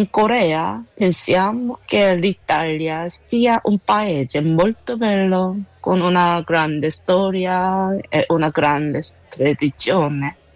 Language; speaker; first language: Italian; non-native, learner; Korean